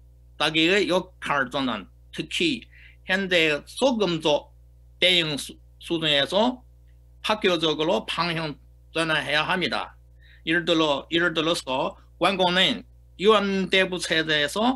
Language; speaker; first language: Korean; non-native, fluent; Chinese